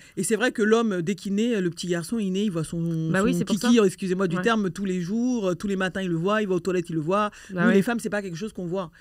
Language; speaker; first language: French; native; French